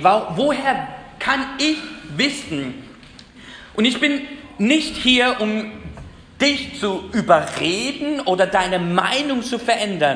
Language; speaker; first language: German; non-native, fluent; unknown